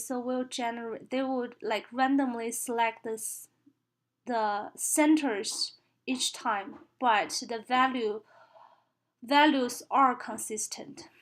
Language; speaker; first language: English; non-native, fluent; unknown